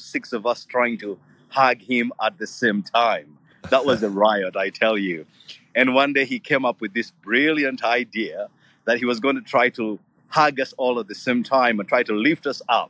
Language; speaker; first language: English; non-native, local second language; Ganda